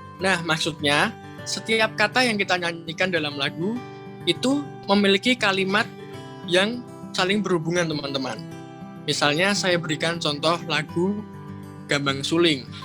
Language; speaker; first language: Indonesian; native; Indonesian